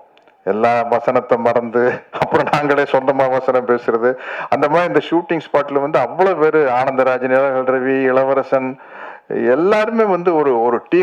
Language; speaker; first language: Tamil; native; Tamil